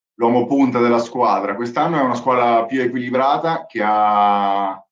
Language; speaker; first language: Italian; native; Italian